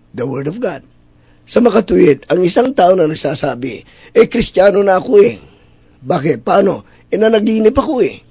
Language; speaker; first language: Filipino; non-native, local second language; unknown